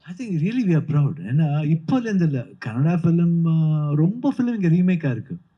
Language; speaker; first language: Tamil; non-native, fluent; Kannada